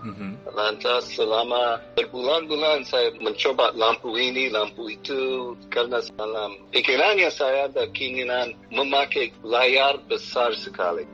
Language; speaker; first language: Indonesian; non-native, fluent; English